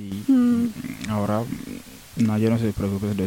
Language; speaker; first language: Spanish; non-native, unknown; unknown